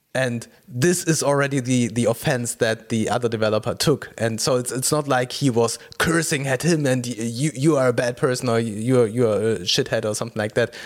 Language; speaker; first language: English; non-native, fluent; German